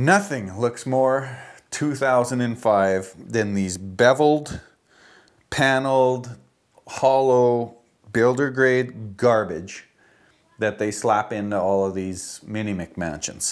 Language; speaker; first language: English; native; English